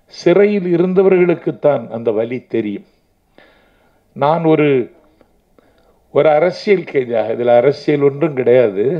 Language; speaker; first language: Tamil; native; Tamil